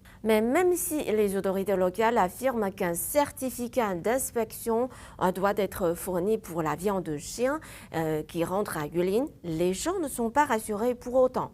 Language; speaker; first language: French; non-native, fluent; Chinese